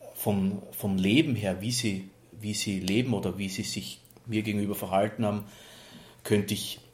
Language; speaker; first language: German; native; German